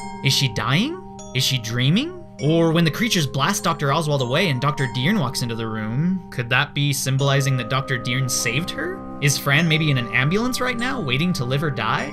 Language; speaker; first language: English; native; English